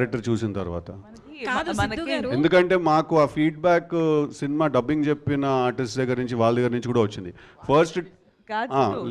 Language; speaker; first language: Telugu; native; Telugu